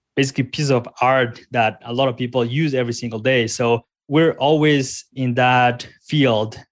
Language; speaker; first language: English; non-native, fluent; Spanish